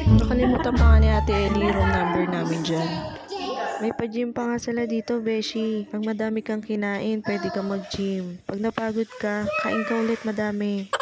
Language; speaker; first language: Filipino; native; Filipino